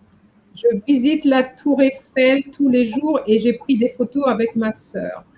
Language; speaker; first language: French; non-native, fluent; English